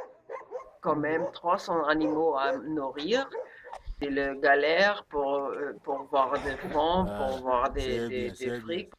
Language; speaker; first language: French; non-native, learner; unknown